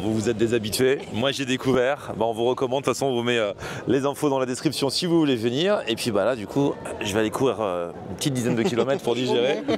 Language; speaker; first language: French; native; French